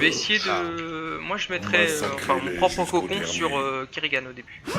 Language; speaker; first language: French; native; French